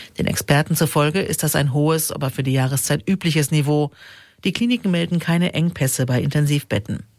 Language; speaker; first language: German; native; German